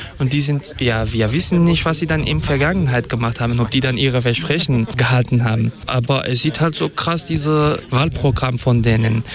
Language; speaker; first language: German; non-native, fluent; Kurdish